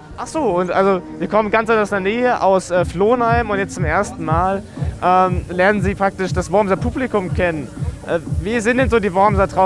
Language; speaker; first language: German; native; German